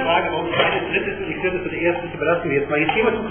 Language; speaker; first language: German; native; German